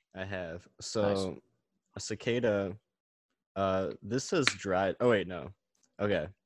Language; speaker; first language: English; native; English